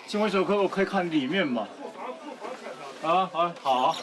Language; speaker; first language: Chinese; non-native, fluent; Korean